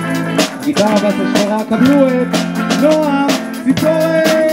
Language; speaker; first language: Hebrew; native; Hebrew